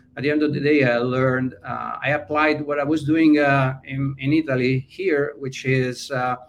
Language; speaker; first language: English; non-native, fluent; Italian